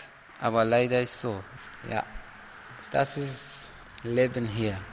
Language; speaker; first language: German; non-native, learner; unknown